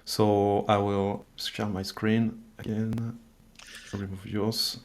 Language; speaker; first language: English; non-native, fluent; French